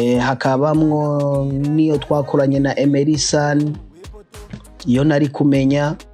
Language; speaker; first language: Rundi; early bilingual, heritage; Rundi